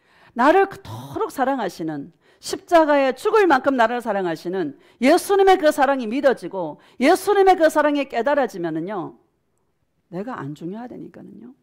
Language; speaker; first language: Korean; native; Korean